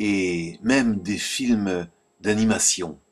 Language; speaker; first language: French; native; French